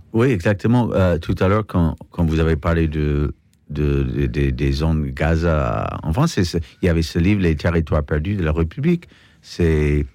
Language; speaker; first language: French; non-native, fluent; English